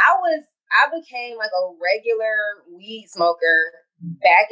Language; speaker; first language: English; native; English